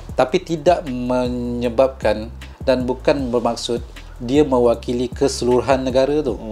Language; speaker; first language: Malay; native; Malay